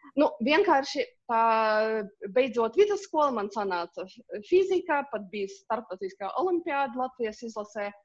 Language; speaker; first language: Latvian; non-native, local second language; Russian